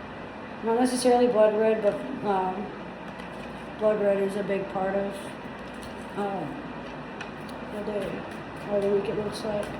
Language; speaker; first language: English; native; English